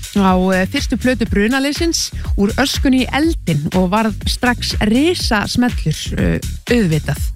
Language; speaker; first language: Icelandic; native; Icelandic